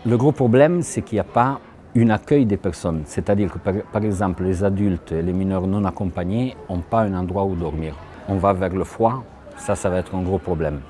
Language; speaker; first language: French; non-native, fluent; Italian